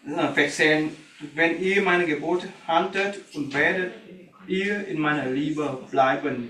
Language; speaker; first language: German; non-native, learner; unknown